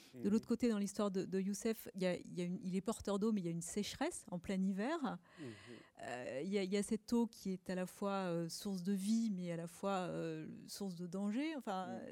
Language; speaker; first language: French; native; French